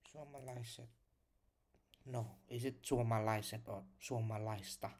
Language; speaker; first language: Finnish; non-native, learner; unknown